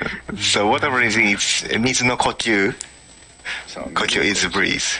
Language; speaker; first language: English; non-native, learner; Japanese